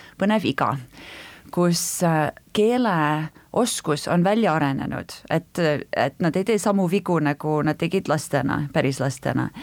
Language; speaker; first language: Estonian; early bilingual, heritage; Estonian